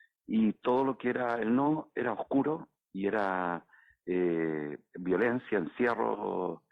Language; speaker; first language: Spanish; native; Spanish